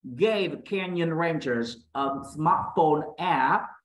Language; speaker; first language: English; non-native, fluent; Vietnamese